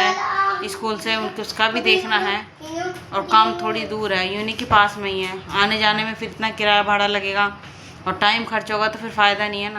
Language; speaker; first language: Hindi; native; Hindi